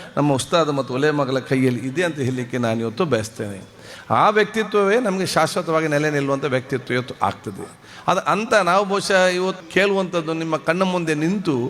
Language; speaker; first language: Kannada; non-native, local second language; Malayalam